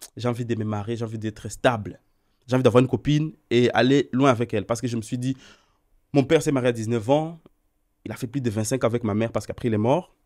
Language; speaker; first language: French; non-native, local second language; Swahili